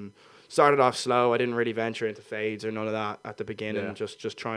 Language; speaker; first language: English; native; English